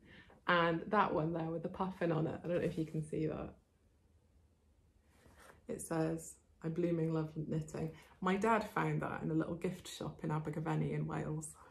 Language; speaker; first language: English; native; English